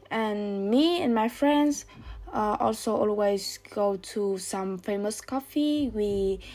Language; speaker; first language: English; non-native, learner; Vietnamese